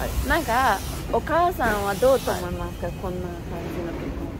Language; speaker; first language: Japanese; non-native, learner; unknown